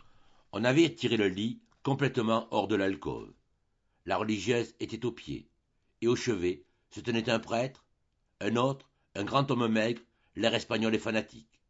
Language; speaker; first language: French; native; French